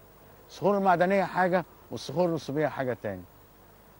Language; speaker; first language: Arabic; native; Arabic